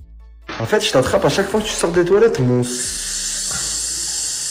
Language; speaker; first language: French; native; French